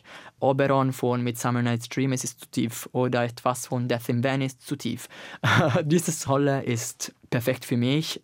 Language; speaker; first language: German; non-native, learner; Italian